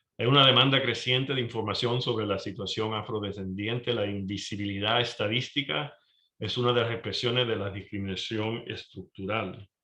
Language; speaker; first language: Spanish; early bilingual, heritage; Spanish